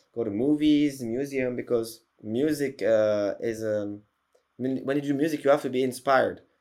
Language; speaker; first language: English; non-native, fluent; French